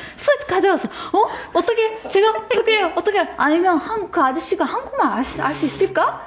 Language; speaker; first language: Korean; non-native, fluent; Turkish